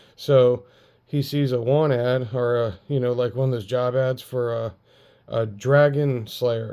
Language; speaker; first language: English; native; English